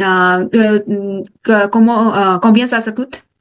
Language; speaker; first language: French; non-native, learner; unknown